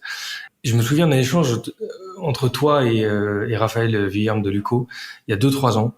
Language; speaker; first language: French; native; French